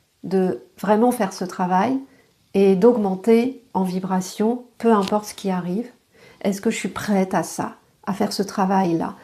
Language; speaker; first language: French; native; French